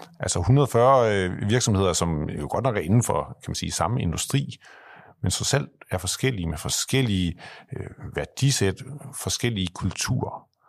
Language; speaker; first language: Danish; native; Danish